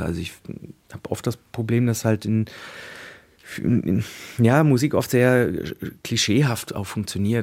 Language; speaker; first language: German; native; German